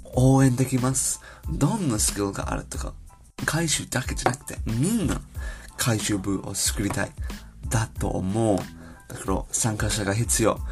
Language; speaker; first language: Japanese; non-native, learner; English